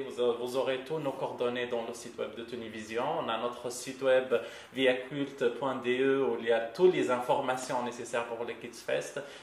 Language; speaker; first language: French; non-native, local second language; Arabic